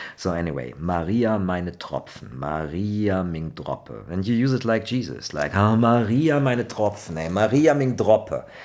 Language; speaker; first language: English; non-native, fluent; German